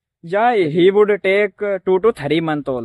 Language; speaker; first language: English; non-native, learner; Hindi